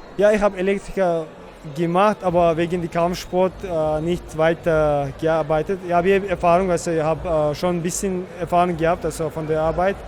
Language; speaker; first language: German; non-native, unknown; Czech